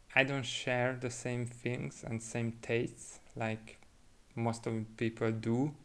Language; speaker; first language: English; non-native, fluent; Hungarian